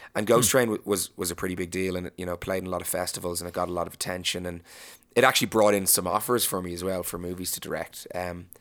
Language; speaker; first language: English; native; English